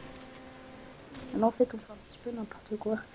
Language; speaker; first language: French; native; French